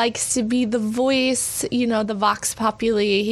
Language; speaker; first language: English; native; English